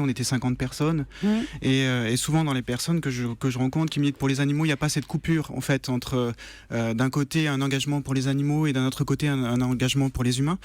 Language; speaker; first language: French; native; French